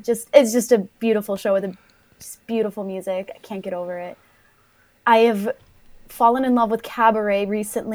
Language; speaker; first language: English; native; English